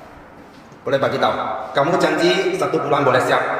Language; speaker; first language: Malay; non-native, local second language; Chinese